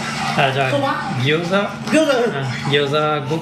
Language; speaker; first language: Japanese; non-native, learner; French